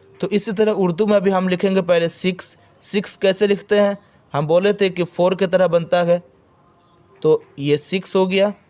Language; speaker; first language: Hindi; native; Hindi